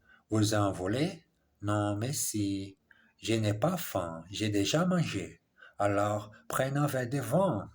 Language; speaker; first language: French; non-native, learner; English